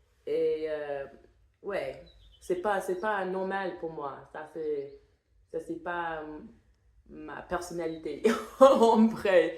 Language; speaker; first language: French; non-native, fluent; English